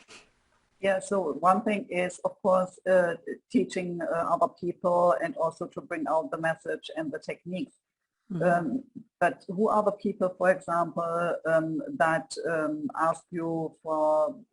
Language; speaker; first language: English; non-native, fluent; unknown